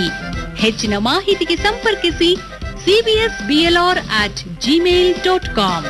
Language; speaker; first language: Kannada; native; Kannada